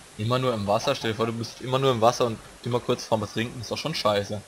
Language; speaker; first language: German; native; German